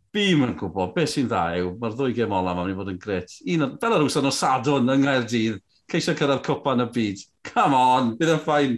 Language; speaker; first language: Welsh; native; Welsh